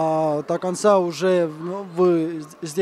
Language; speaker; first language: Russian; non-native, learner; Estonian